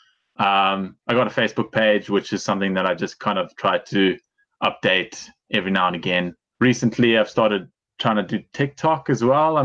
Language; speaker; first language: English; native; English